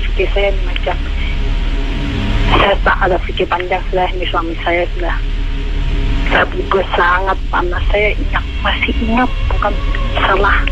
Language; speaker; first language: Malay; non-native, learner; Indonesian